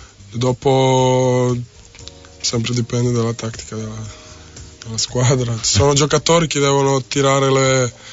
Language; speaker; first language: Italian; non-native, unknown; Serbian